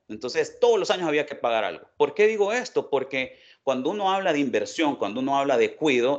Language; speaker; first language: Spanish; native; Spanish